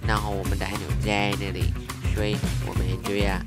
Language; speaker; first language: Chinese; native; Chinese